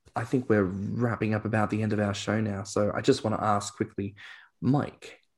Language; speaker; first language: English; native; English